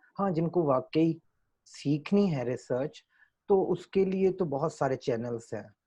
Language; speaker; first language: Urdu; non-native, local second language; Sindhi